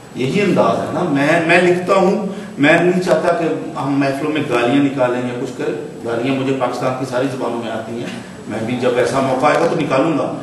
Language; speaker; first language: Urdu; non-native, local second language; Punjabi